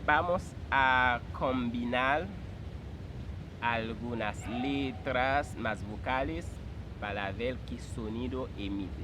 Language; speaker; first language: Spanish; non-native, fluent; Haitian Creole